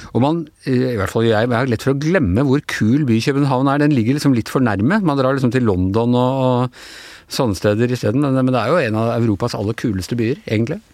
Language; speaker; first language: Norwegian; native; Norwegian